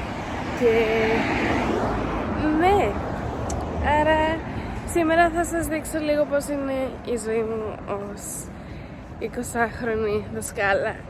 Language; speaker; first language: Greek; early bilingual, heritage; Greek